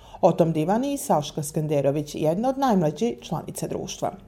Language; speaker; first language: Serbian; native; Serbian